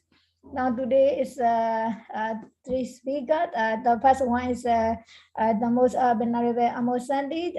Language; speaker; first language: English; non-native, learner; Burmese